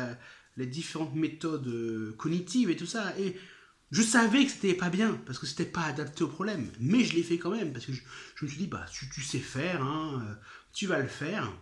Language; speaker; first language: French; native; French